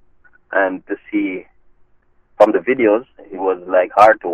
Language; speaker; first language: English; non-native, local second language; Jamaican Creole English